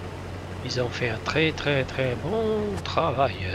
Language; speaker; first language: French; non-native, fluent; Italian